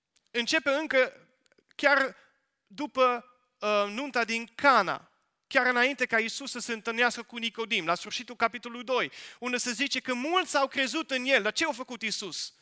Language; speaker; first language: Romanian; non-native, fluent; Dutch